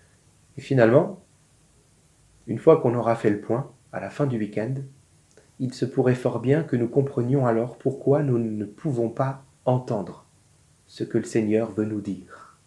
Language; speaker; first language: French; native; French